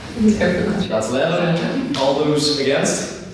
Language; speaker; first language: English; native; English